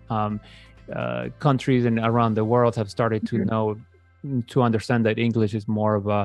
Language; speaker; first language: English; native; English